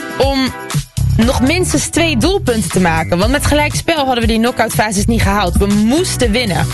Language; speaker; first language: Dutch; early bilingual, other home language; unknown